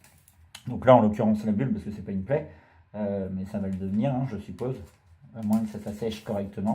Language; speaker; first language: French; native; French